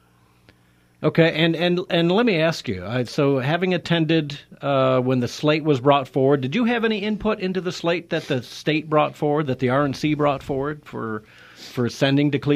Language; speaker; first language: English; native; English